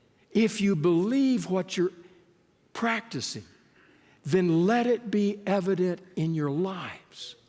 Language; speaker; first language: English; native; English